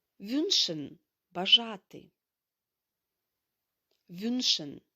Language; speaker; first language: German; non-native, fluent; Ukrainian